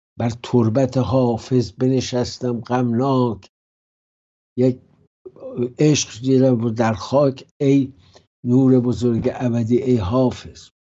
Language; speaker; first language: Persian; native; Persian